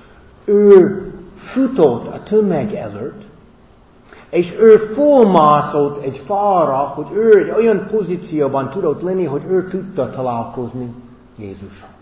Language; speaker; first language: Hungarian; non-native, fluent; English